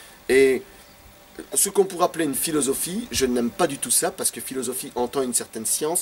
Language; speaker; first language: French; native; French